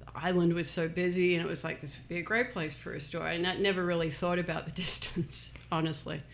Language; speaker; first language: English; native; English